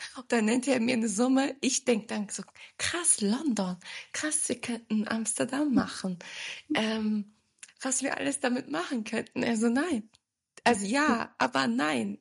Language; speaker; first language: German; early bilingual, other home language; Turkish